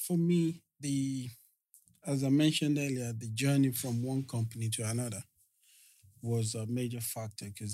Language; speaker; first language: English; non-native, local second language; Yoruba